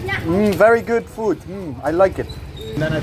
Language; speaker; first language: English; non-native, fluent; Dutch